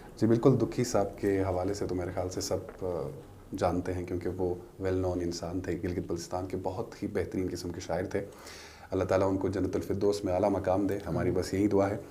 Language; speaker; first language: Urdu; non-native, local second language; Shina